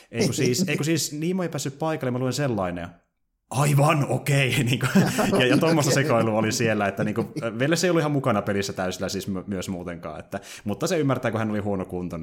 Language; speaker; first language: Finnish; native; Finnish